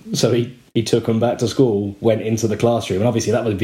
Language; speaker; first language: English; native; English